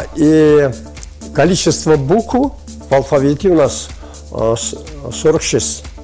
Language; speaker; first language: Russian; non-native, local second language; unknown